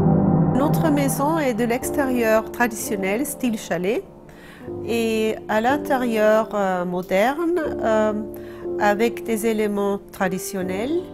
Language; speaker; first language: French; non-native, fluent; German